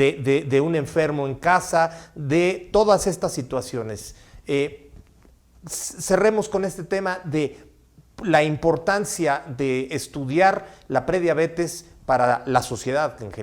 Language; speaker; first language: Spanish; native; Spanish